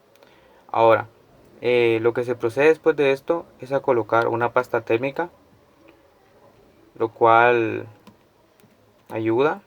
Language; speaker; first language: Spanish; native; Spanish